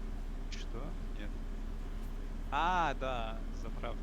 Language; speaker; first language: Russian; non-native, learner; English